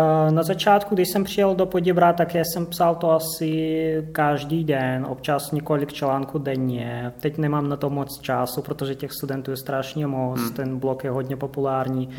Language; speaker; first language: Czech; non-native, fluent; Russian